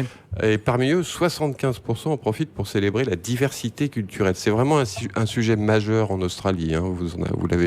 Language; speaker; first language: French; native; French